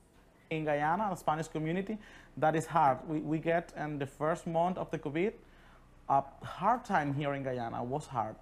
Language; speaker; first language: English; non-native, learner; Spanish